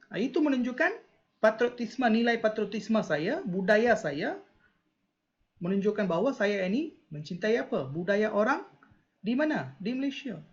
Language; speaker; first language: Malay; non-native, local second language; Tamil